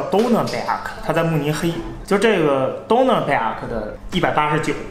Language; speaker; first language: Chinese; native; Chinese